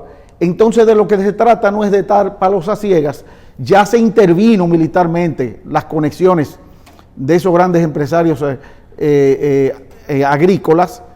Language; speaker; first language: Spanish; native; Spanish